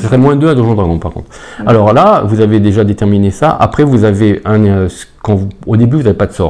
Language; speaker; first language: French; native; French